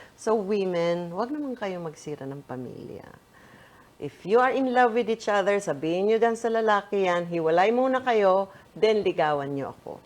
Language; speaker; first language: Filipino; native; Filipino